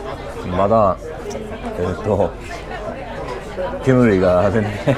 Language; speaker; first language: Japanese; non-native, learner; English